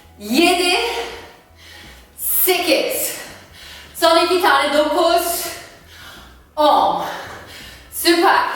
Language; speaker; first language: Turkish; non-native, fluent; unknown